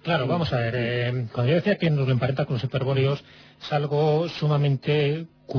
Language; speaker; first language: Spanish; native; Spanish